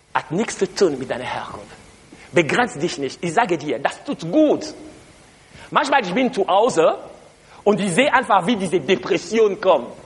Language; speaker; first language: German; non-native, learner; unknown